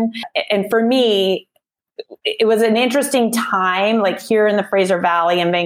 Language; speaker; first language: English; native; English